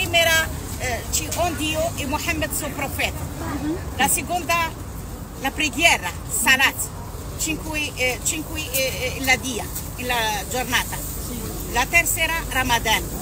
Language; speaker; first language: Italian; non-native, learner; Arabic